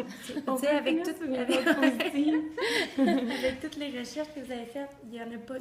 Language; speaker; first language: French; native; French